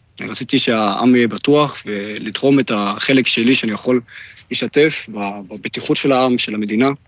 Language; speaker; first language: Hebrew; non-native, fluent; German